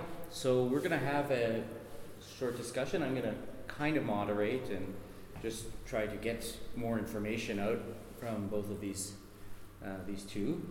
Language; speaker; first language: English; native; English